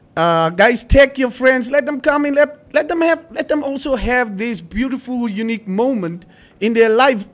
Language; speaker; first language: English; non-native, local second language; Afrikaans